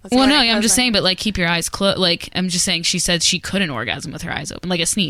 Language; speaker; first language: English; native; English